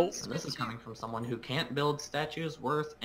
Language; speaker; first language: English; native; English